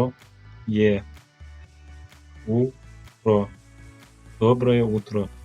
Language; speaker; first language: Russian; non-native, fluent; Turkmen